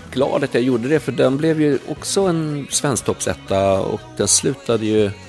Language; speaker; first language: Swedish; native; Swedish